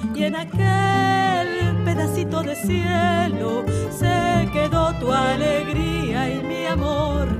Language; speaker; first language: French; non-native, fluent; Spanish